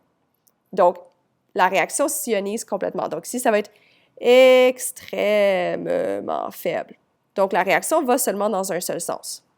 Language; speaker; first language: French; native; French